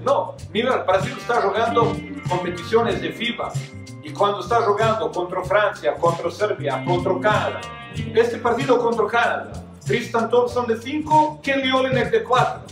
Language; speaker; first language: Spanish; non-native, fluent; Serbian